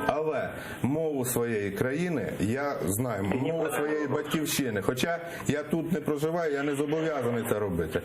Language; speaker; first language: Ukrainian; non-native, local second language; Russian